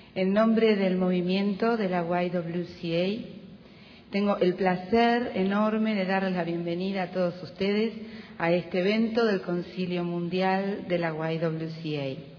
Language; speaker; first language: Spanish; native; Spanish